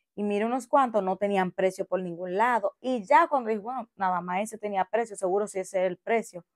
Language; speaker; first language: Spanish; native; Spanish